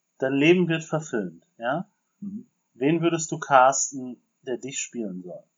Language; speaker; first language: German; native; German